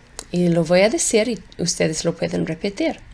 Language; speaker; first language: Spanish; non-native, fluent; English